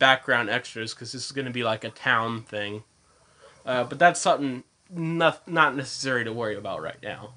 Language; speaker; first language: English; native; English